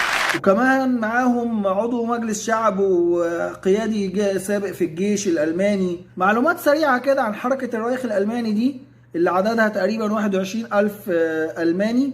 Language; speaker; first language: Arabic; native; Arabic